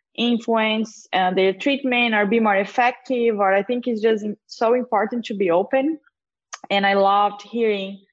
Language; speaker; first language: English; non-native, fluent; Portuguese